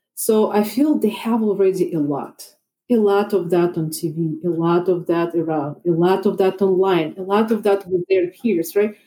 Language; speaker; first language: English; non-native, fluent; Russian